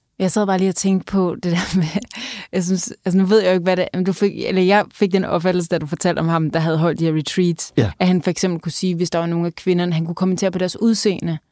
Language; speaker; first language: Danish; native; Danish